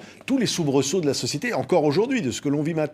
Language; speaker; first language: French; native; French